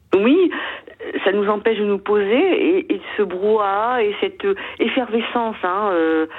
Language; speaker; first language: French; native; French